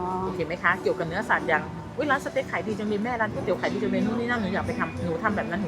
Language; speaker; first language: Thai; native; Thai